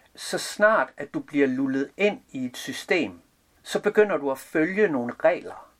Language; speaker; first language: Danish; early bilingual, other home language; Serbian